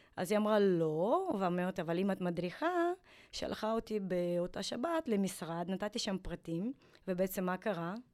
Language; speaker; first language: Hebrew; non-native, fluent; Russian